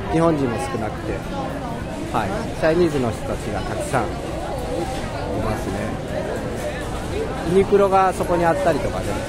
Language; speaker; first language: Japanese; native; Japanese